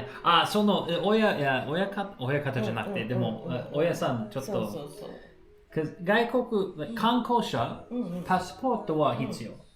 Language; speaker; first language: Japanese; non-native, learner; English